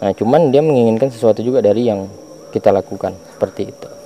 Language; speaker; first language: Indonesian; native; Indonesian